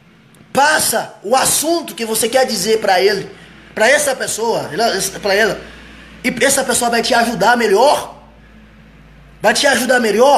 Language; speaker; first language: Portuguese; non-native, fluent; Haitian Creole